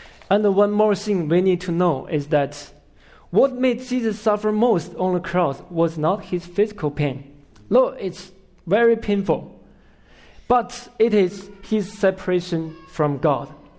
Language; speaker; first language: English; non-native, fluent; Chinese